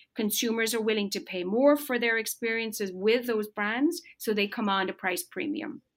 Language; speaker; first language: English; native; English